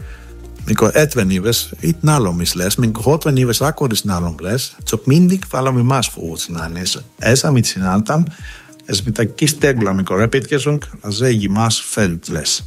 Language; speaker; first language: Hungarian; non-native, fluent; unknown